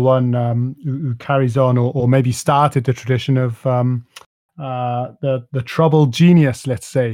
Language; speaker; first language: English; native; English